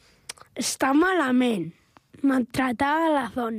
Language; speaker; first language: Catalan; non-native, local second language; Spanish